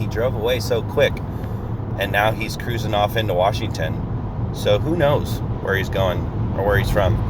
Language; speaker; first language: English; native; English